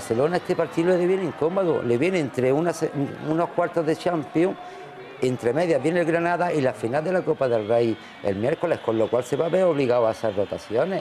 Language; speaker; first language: Spanish; native; Spanish